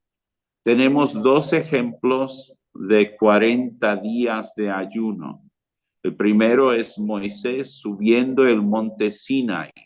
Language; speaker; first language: Spanish; non-native, fluent; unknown